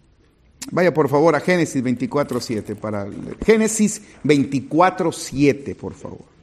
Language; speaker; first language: Spanish; native; Spanish